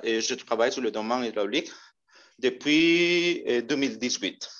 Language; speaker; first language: French; non-native, learner; Spanish